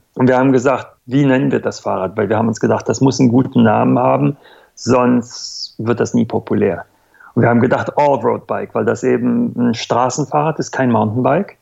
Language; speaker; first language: German; native; German